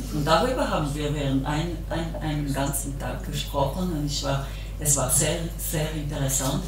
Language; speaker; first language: German; non-native, local second language; French